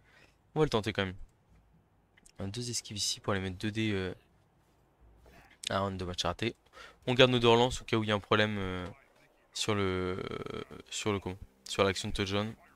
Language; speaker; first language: French; native; French